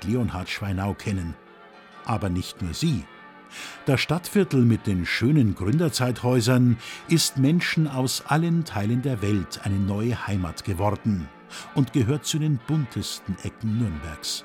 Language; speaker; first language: German; native; German